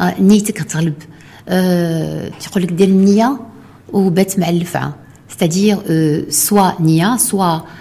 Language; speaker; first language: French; non-native, local second language; Arabic